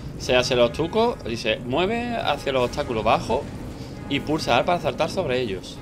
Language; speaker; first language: Spanish; native; Spanish